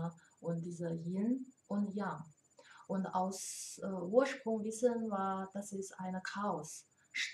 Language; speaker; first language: German; non-native, learner; Chinese